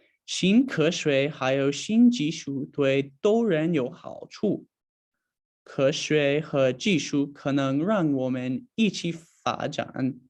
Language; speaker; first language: Chinese; non-native, learner; English